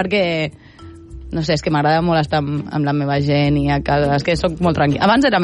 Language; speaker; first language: Catalan; native; Catalan